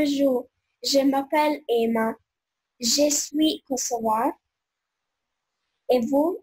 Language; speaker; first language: French; non-native, learner; Albanian